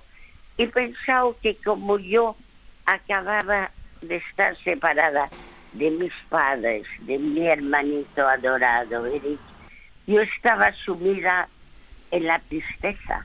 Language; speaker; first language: Spanish; early bilingual, other home language; French